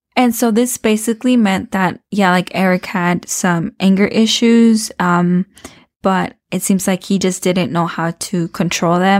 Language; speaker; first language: English; early bilingual, other home language; Spanish